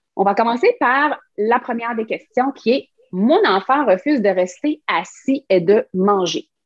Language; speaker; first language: French; native; French